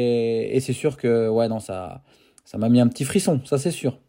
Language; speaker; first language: French; native; French